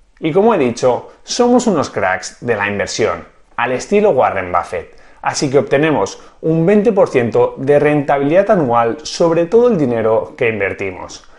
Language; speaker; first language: Spanish; native; Spanish